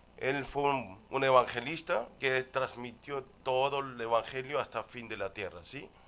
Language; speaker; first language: Spanish; non-native, fluent; Korean